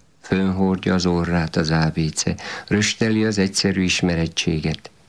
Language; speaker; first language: Hungarian; native; Hungarian